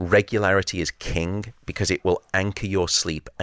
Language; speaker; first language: English; native; English